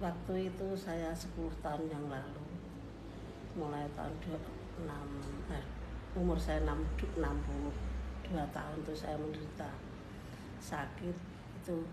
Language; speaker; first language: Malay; non-native, local second language; Javanese